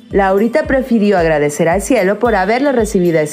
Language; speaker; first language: Spanish; native; Spanish